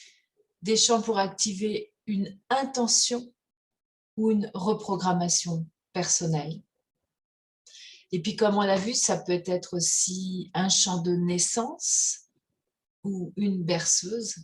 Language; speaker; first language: French; native; French